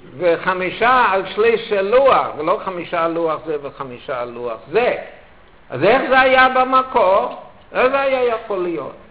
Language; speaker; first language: Hebrew; non-native, fluent; German